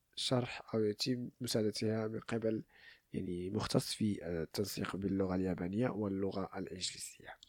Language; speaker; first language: Arabic; native; Arabic